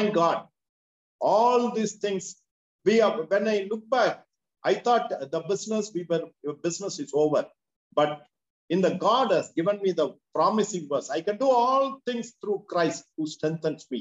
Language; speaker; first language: English; non-native, local second language; Tamil